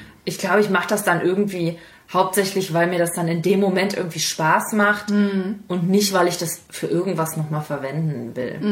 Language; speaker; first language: German; native; German